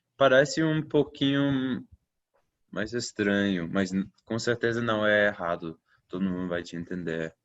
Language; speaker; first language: Portuguese; non-native, fluent; English